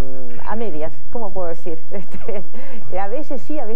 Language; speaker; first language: Spanish; native; Spanish